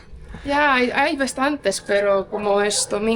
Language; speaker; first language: Spanish; non-native, fluent; Portuguese